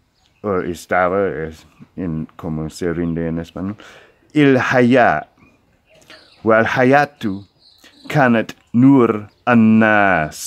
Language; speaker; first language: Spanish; non-native, fluent; English